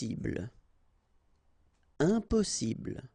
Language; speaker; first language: French; native; French